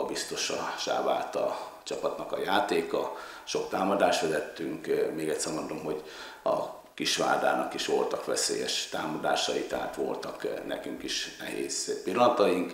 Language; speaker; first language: Hungarian; native; Hungarian